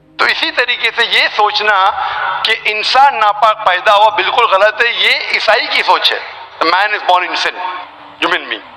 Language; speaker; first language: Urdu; non-native, local second language; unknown